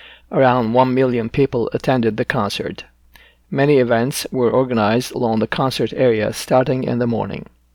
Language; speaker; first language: English; non-native, fluent; Turkish